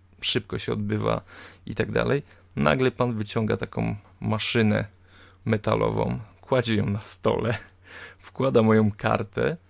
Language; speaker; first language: Polish; native; Polish